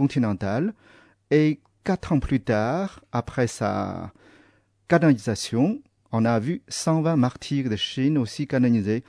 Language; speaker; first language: French; non-native, fluent; Chinese